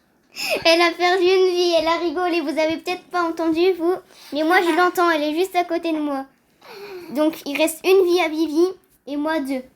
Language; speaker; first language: French; native; French